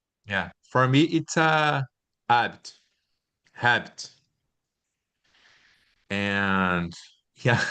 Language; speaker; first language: English; non-native, learner; Portuguese